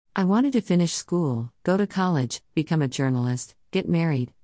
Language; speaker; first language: English; non-native, local second language; Surigaonon